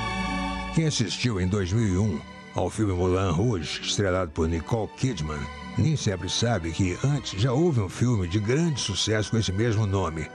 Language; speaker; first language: Portuguese; native; Portuguese